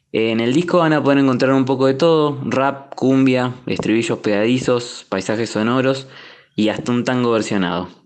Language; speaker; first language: Spanish; native; Spanish